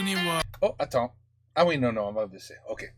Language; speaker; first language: French; non-native, fluent; English